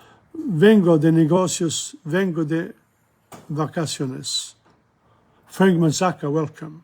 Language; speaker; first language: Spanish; non-native, learner; English